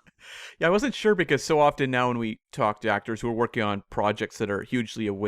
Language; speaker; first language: English; native; English